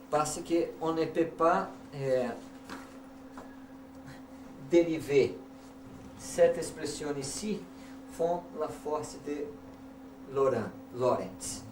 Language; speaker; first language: French; non-native, learner; Portuguese